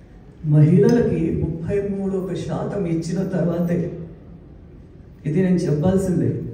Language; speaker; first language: Telugu; native; Telugu